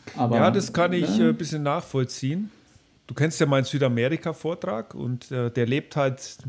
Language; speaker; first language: German; native; German